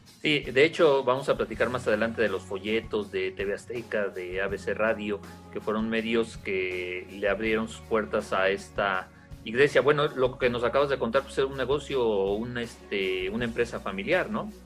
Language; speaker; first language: Spanish; native; Spanish